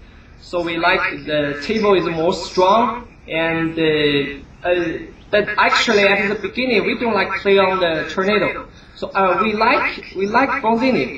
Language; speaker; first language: English; non-native, learner; Chinese